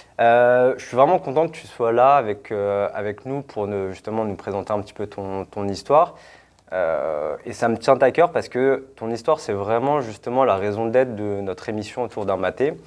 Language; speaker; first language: French; native; French